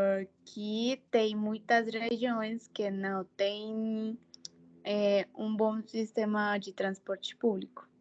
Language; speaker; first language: Portuguese; non-native, fluent; Spanish